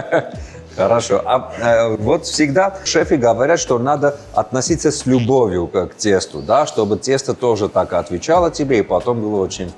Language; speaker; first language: Russian; non-native, fluent; Armenian